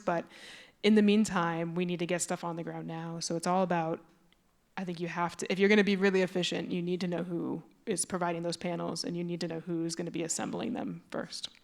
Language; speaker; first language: English; native; English